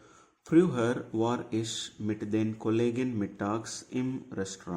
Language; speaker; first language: German; non-native, learner; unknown